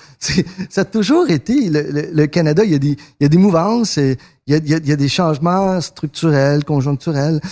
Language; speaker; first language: French; early bilingual, other home language; Spanish